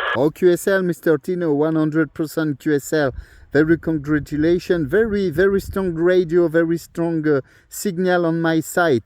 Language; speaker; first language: English; non-native, learner; French